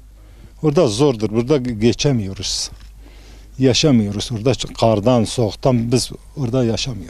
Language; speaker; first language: Turkish; non-native, local second language; Kurdish